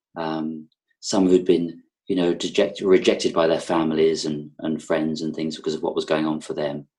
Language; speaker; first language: English; native; English